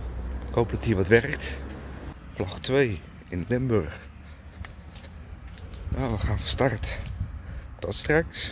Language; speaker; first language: Dutch; native; Dutch